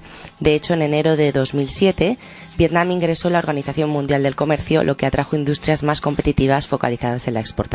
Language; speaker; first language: Spanish; native; Spanish